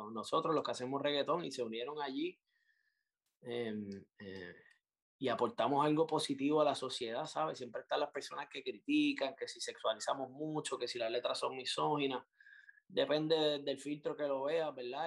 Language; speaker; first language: Spanish; native; Spanish